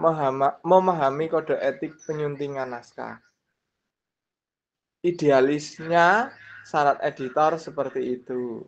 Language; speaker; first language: Indonesian; native; Indonesian